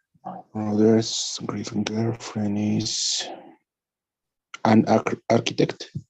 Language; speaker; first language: English; non-native, learner; Spanish